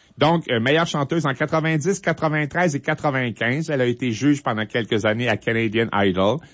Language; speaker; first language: French; native; French